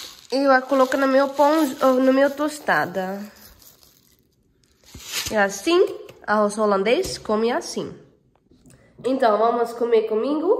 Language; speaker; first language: Portuguese; non-native, learner; Dutch